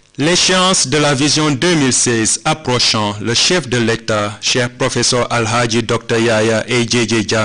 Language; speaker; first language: French; non-native, fluent; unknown